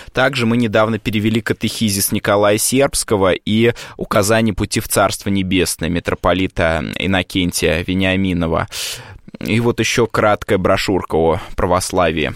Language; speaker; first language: Russian; native; Russian